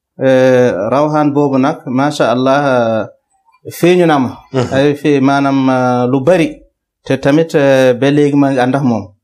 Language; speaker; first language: Wolof; non-native, local second language; Fula